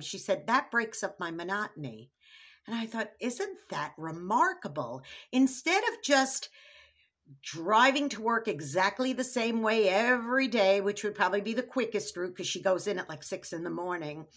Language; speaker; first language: English; native; English